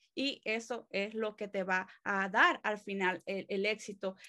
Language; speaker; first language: Spanish; native; Spanish